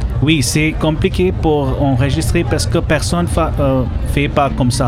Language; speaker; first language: French; non-native, learner; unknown